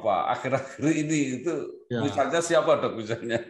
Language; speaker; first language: Indonesian; native; Indonesian